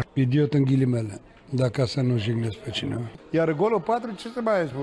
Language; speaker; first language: Romanian; native; Romanian